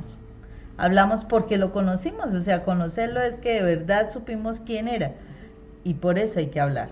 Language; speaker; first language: Spanish; native; Spanish